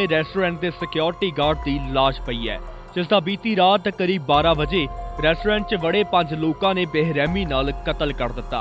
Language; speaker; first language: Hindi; non-native, local second language; Punjabi